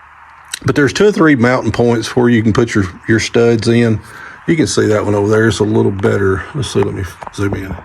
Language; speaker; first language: English; native; English